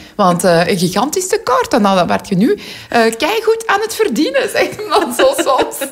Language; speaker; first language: Dutch; non-native, local second language; Kurdish